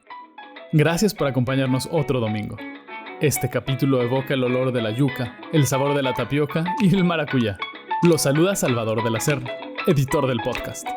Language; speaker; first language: Spanish; native; Spanish